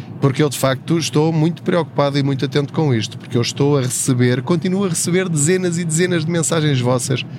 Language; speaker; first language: Portuguese; native; Portuguese